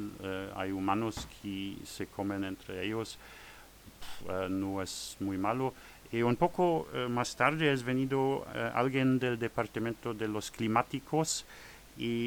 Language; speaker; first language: Spanish; non-native, learner; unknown